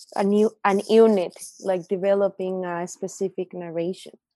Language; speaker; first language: English; non-native, fluent; Spanish